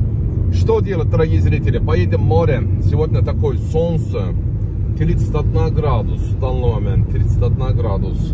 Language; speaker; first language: Russian; non-native, learner; Turkish